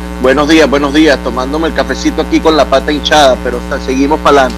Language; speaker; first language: Spanish; native; Spanish